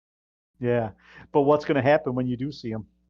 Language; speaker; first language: English; native; English